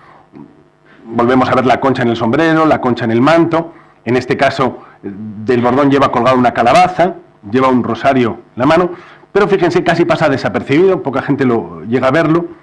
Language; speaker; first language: Spanish; native; Spanish